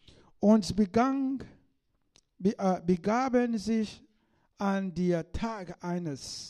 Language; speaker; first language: German; non-native, learner; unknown